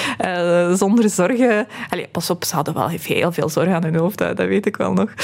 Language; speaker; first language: Dutch; early bilingual, other home language; Russian